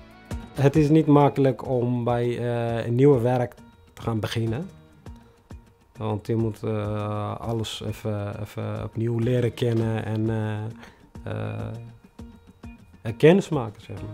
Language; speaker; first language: Dutch; non-native, fluent; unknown